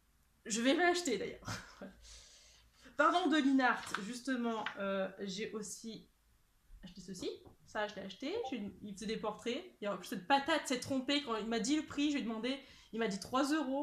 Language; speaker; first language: French; native; French